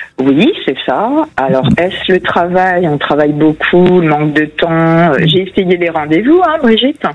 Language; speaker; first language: French; non-native, fluent; Portuguese